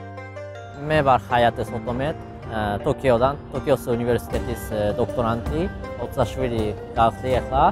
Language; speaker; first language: Georgian; non-native, fluent; Japanese